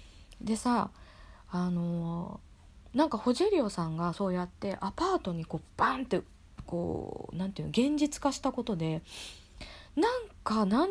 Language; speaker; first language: Japanese; native; Japanese